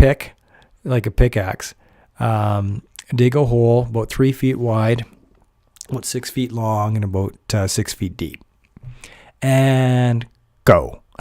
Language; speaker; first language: English; native; English